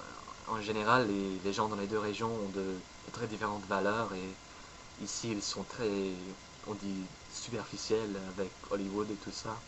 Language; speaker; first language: French; non-native, fluent; English